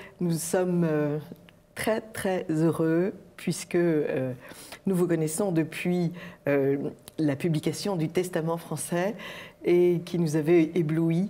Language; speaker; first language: French; native; French